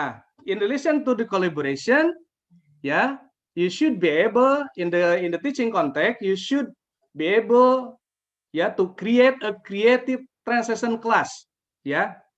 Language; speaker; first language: English; non-native, fluent; Indonesian